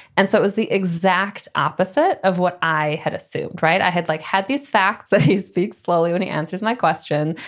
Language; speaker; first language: English; native; English